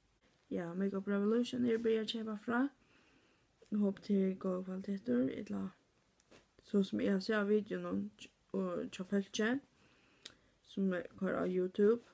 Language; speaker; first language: Norwegian; non-native, learner; Faroese